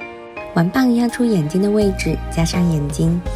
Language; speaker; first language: Chinese; native; Chinese